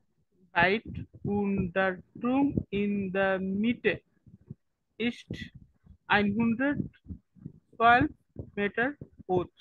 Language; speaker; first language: German; non-native, learner; Bangla